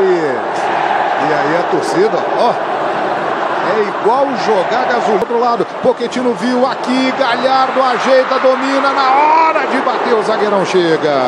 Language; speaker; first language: Portuguese; native; Portuguese